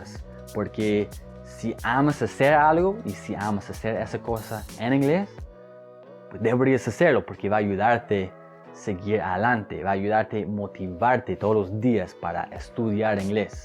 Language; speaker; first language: Spanish; non-native, fluent; English